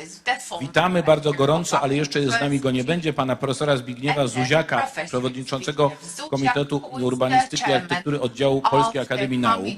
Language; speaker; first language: Polish; native; Polish